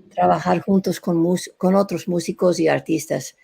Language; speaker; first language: Spanish; early bilingual, other home language; English